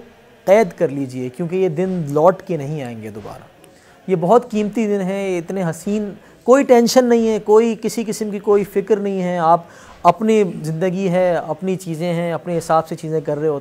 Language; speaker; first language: Urdu; native; Urdu